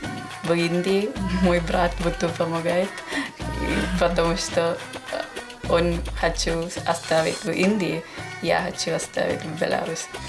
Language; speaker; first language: Russian; non-native, learner; Malayalam